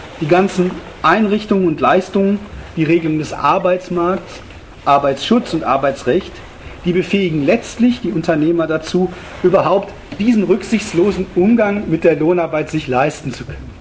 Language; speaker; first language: German; native; German